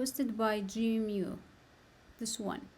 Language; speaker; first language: English; non-native, learner; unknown